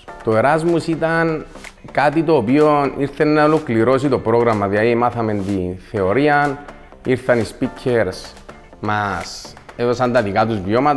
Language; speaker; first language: Greek; native; Greek